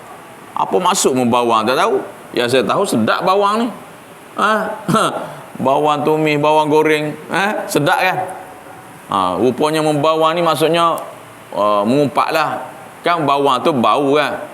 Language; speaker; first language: Malay; native; Malay